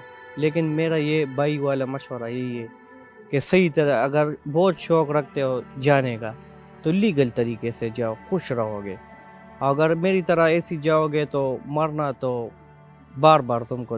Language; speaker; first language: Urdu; non-native, local second language; Pashto